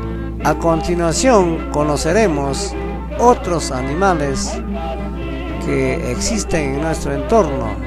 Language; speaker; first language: Spanish; non-native, local second language; Quechua